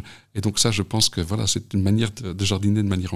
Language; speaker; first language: French; native; French